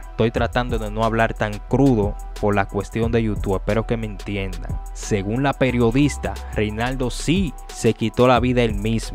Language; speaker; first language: Spanish; native; Spanish